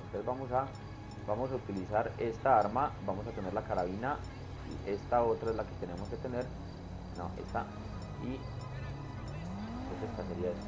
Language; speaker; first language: Spanish; native; Spanish